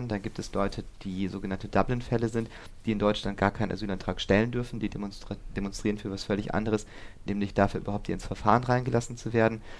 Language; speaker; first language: German; native; German